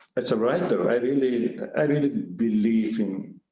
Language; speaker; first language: English; non-native, fluent; Bulgarian